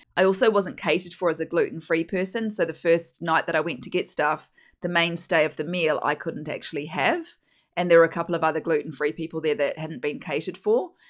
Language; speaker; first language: English; native; English